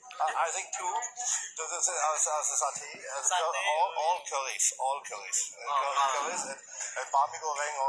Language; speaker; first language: English; non-native, learner; German